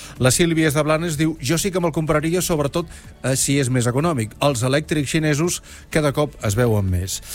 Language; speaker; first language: Catalan; native; Catalan